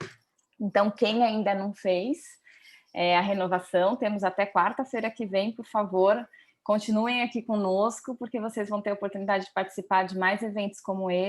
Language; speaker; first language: Portuguese; native; Portuguese